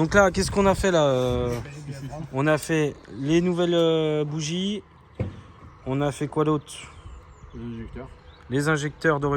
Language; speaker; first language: French; native; French